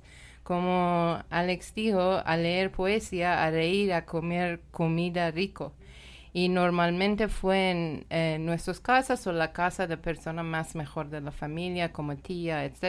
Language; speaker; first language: Spanish; non-native, learner; Persian